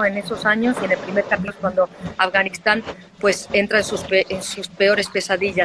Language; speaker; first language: Spanish; native; Spanish